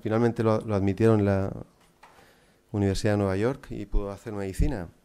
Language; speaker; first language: Spanish; native; Spanish